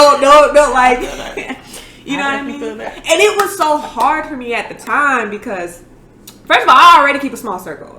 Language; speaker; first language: English; native; English